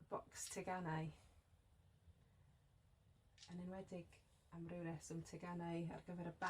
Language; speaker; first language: Welsh; non-native, local second language; English